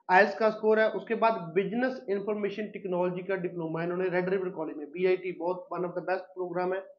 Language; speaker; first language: Hindi; non-native, local second language; Punjabi